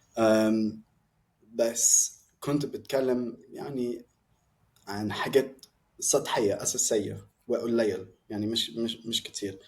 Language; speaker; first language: Egyptian Arabic; non-native, fluent; English